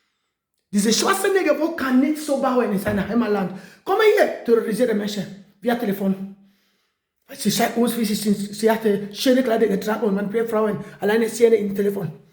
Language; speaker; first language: German; non-native, learner; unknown